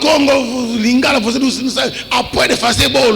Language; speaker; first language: Portuguese; non-native, learner; Lingala